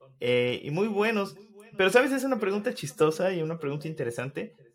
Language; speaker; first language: Spanish; native; Spanish